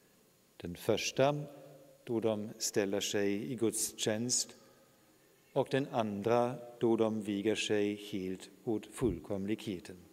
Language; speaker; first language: Swedish; non-native, fluent; German